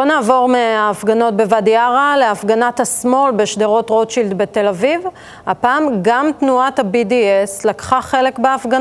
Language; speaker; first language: Hebrew; native; Hebrew